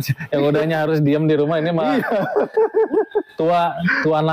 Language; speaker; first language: Indonesian; native; Indonesian